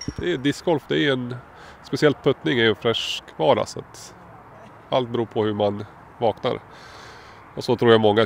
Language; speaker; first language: Swedish; native; Swedish